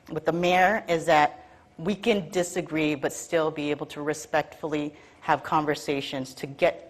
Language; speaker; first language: English; native; English